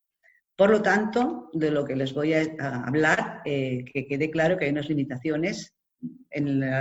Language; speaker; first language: Spanish; native; Spanish